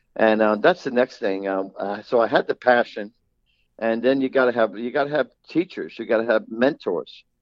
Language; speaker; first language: English; native; English